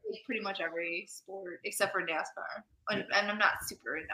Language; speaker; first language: English; native; English